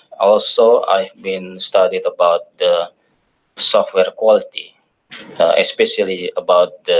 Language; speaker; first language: English; non-native, fluent; Indonesian